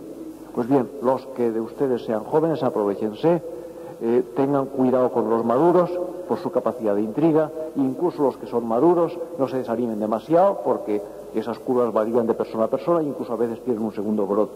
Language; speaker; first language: Spanish; native; Spanish